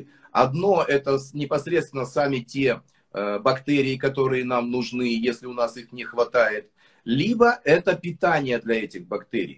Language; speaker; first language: Russian; native; Russian